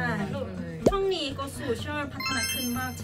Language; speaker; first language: Thai; non-native, learner; Korean